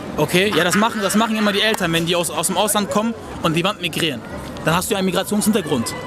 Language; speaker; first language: German; early bilingual, other home language; Turkish